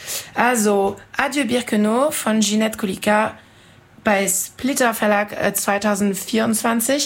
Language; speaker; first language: German; non-native, fluent; French